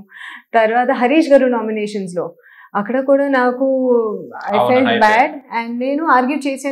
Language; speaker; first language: Telugu; non-native, learner; Hindi